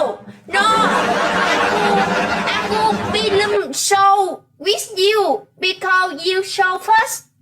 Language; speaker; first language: English; non-native, learner; Vietnamese